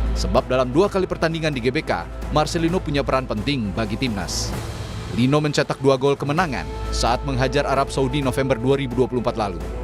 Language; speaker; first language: Indonesian; native; Indonesian